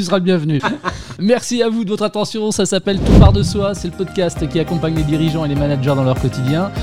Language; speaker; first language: French; native; French